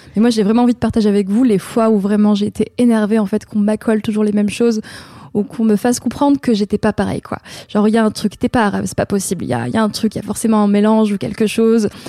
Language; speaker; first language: French; native; French